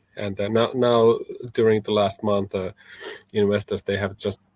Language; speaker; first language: English; non-native, fluent; Finnish